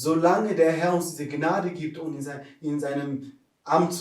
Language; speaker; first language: German; non-native, fluent; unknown